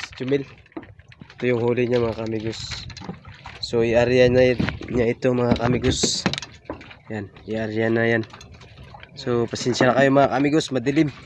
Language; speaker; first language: Filipino; non-native, local second language; Cebuano